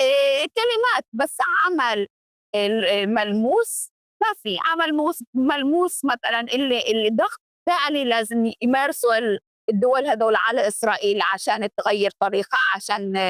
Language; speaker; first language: Arabic; early bilingual, heritage; Arabic